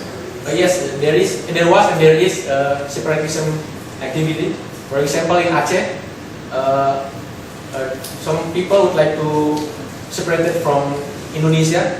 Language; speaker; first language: English; non-native, local second language; Indonesian